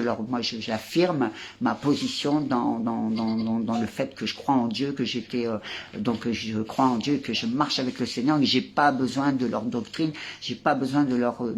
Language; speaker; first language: French; native; French